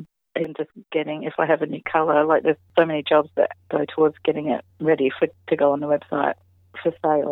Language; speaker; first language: English; native; English